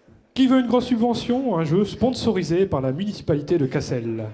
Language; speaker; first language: French; native; French